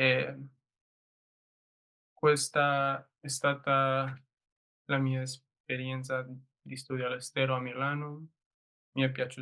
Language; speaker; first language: Italian; non-native, learner; English